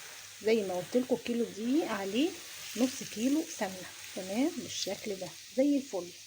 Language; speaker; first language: Arabic; native; Arabic